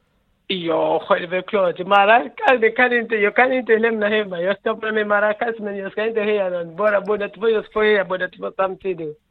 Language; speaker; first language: Swedish; non-native, learner; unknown